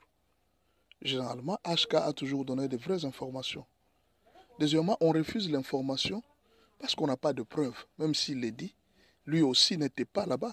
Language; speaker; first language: French; non-native, local second language; Lingala